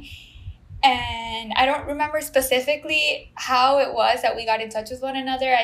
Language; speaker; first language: English; non-native, fluent; Spanish